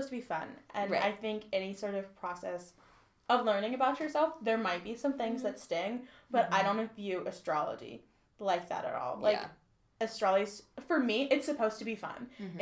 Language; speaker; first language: English; native; English